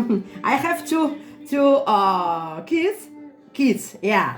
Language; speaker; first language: English; non-native, learner; Russian